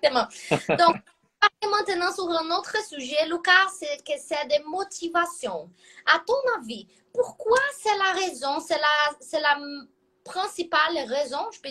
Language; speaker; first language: French; non-native, fluent; Portuguese